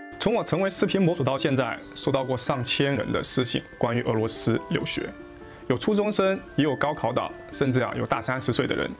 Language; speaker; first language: Chinese; native; Chinese